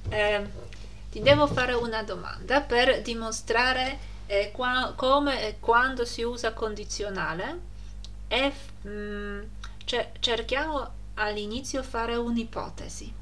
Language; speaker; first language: Italian; non-native, fluent; Polish